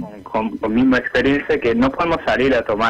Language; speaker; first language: Spanish; non-native, fluent; Japanese